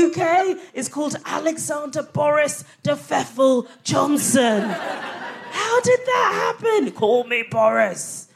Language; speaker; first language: English; early bilingual, other home language; Akan